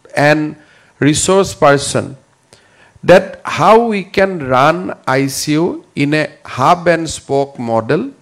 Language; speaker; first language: English; non-native, local second language; Assamese